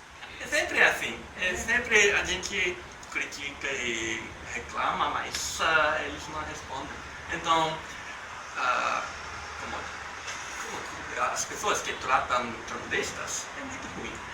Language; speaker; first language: Portuguese; non-native, learner; Japanese